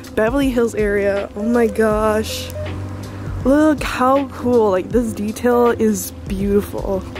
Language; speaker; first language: English; native; English